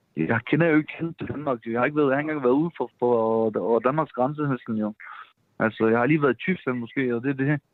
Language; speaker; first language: Danish; early bilingual, other home language; Persian